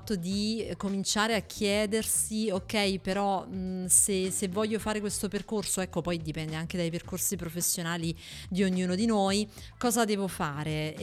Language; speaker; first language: Italian; native; Italian